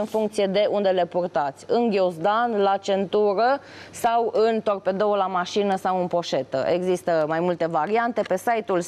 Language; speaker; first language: Romanian; native; Romanian